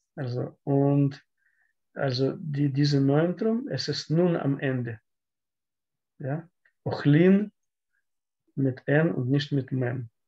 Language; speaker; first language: German; non-native, learner; Russian